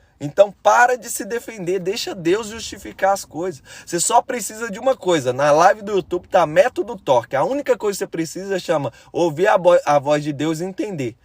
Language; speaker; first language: Portuguese; native; Portuguese